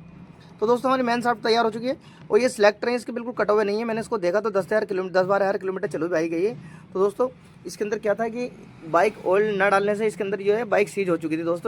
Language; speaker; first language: Hindi; native; Hindi